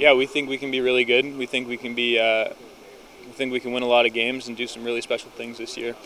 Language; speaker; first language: English; native; English